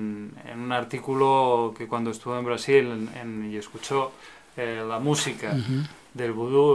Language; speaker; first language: Spanish; native; Spanish